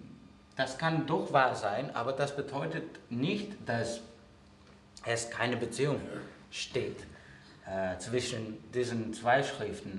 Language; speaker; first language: German; non-native, fluent; Greek